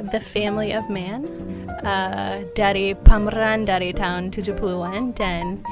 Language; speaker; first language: Indonesian; non-native, fluent; English